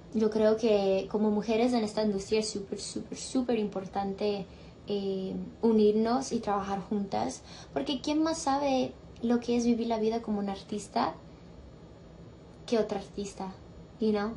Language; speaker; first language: Spanish; early bilingual, heritage; Spanish